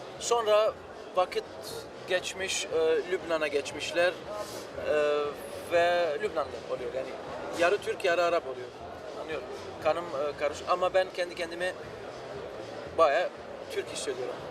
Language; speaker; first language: Turkish; early bilingual, heritage; Turkish